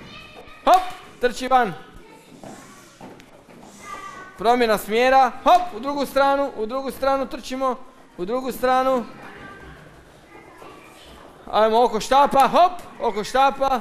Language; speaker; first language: Croatian; native; Croatian